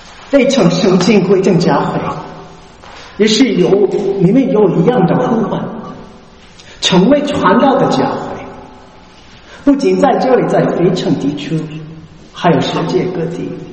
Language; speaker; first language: Chinese; non-native, learner; English